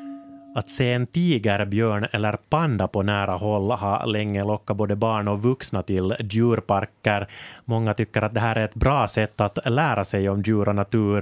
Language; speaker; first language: Swedish; native; Swedish